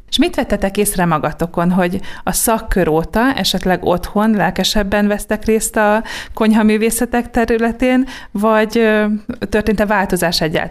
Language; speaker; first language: Hungarian; native; Hungarian